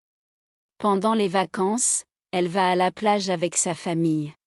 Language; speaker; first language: French; non-native, learner; Arabic